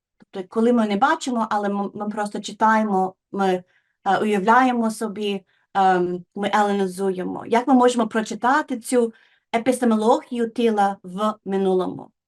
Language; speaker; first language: Ukrainian; non-native, fluent; English